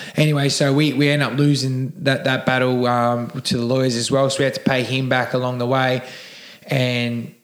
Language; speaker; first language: English; native; English